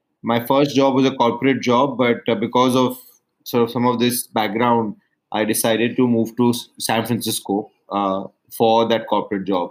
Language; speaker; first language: English; non-native, local second language; Hindi